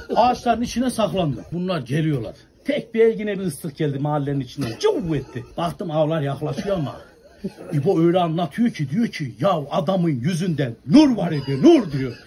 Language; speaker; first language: Turkish; native; Turkish